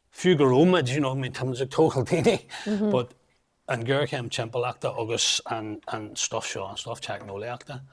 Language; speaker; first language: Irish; non-native, local second language; English